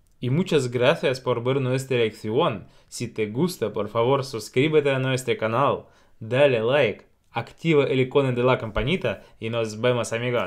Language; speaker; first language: Spanish; non-native, learner; Russian